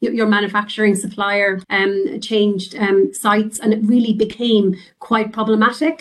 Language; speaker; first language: English; native; English